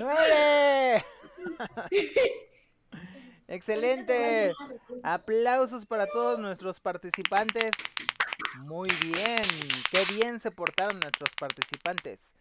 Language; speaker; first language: Spanish; native; Spanish